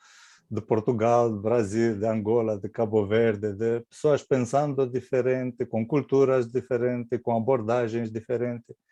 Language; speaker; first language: Portuguese; non-native, fluent; Romanian